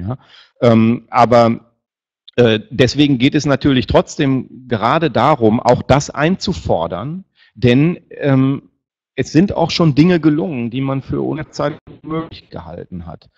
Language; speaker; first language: German; native; German